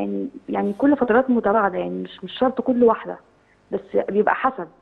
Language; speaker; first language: Arabic; native; Arabic